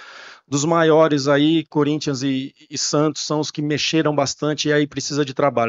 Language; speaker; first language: Portuguese; native; Portuguese